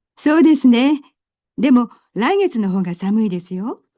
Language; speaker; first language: Japanese; non-native, learner; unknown